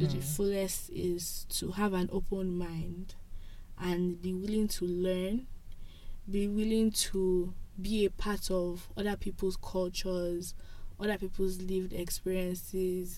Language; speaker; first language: English; non-native, local second language; Yoruba